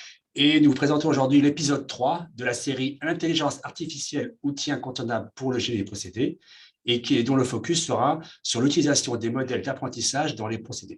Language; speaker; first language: French; native; French